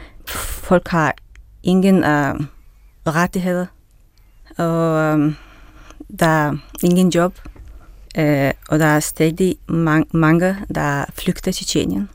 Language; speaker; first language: Danish; non-native, fluent; Russian